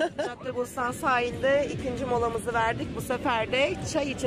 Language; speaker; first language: Turkish; native; Turkish